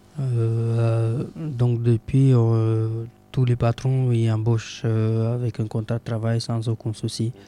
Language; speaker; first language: French; non-native, fluent; Romanian